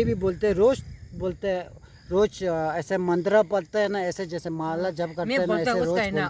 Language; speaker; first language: Hindi; non-native, local second language; Tibetan